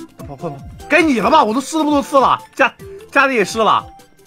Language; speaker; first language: Chinese; native; Chinese